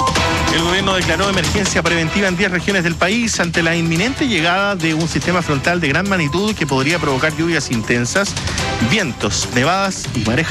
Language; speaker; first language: Spanish; native; Spanish